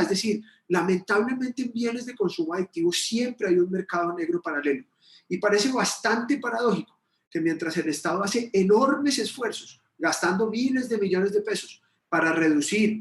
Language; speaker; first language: Spanish; native; Spanish